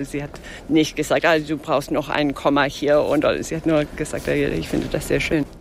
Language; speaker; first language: German; non-native, fluent; English